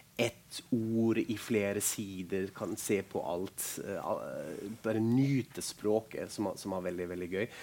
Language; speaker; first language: Norwegian; non-native, fluent; German